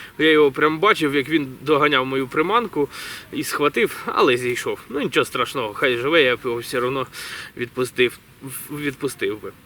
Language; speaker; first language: Ukrainian; native; Ukrainian